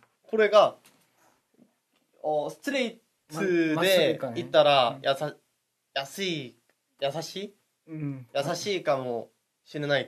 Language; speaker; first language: Japanese; non-native, learner; Korean